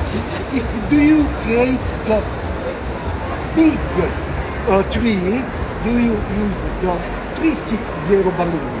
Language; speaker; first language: English; non-native, learner; Italian